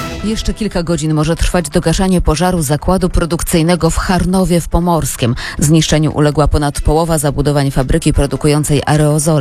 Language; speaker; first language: Polish; native; Polish